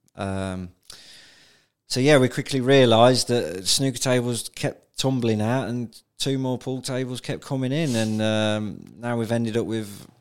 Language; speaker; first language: English; native; English